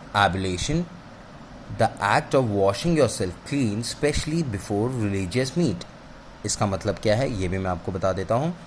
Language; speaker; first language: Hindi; native; Hindi